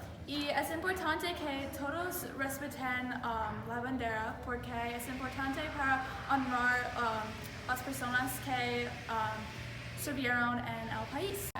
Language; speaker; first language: Spanish; non-native, learner; English